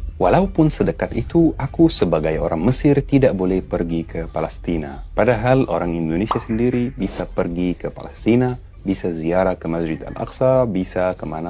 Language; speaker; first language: Indonesian; non-native, fluent; Arabic